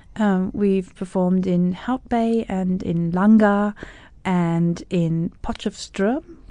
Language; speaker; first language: English; native; English